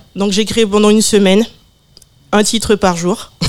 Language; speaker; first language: French; native; French